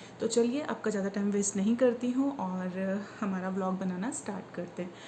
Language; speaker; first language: Hindi; native; Hindi